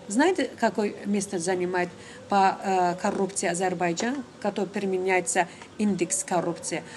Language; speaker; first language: Russian; non-native, local second language; Azerbaijani